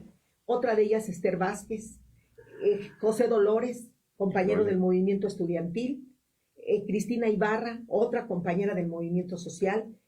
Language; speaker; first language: Spanish; native; Spanish